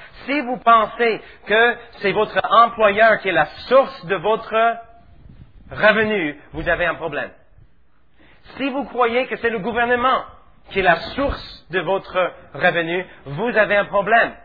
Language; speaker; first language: French; native; French